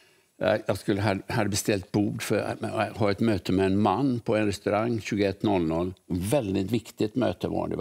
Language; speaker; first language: Swedish; native; Swedish